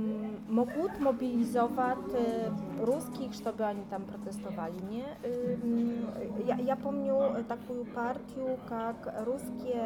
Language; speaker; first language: Russian; non-native, learner; Polish